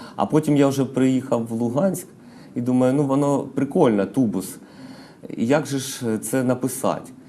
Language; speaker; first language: Ukrainian; non-native, local second language; Russian